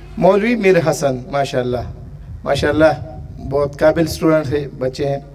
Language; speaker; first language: Urdu; non-native, local second language; Pashto